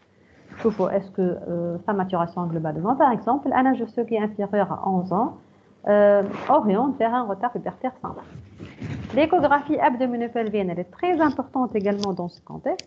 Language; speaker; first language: French; non-native, local second language; Arabic